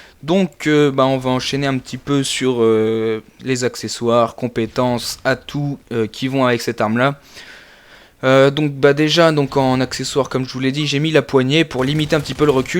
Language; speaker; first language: French; native; French